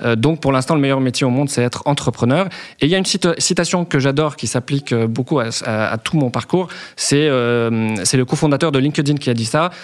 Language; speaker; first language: French; non-native, local second language; Arabic